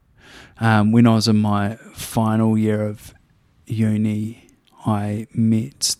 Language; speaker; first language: English; native; English